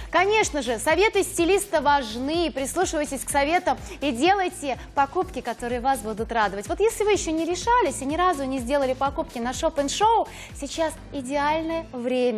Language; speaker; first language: Russian; native; Russian